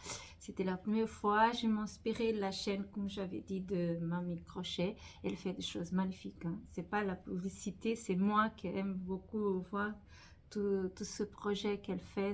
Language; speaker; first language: French; non-native, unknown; Portuguese